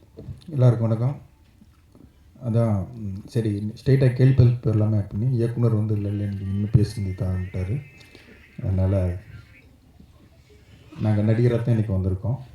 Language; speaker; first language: Tamil; native; Tamil